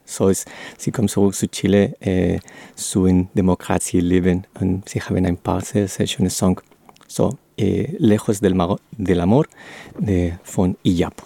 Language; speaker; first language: German; non-native, learner; Spanish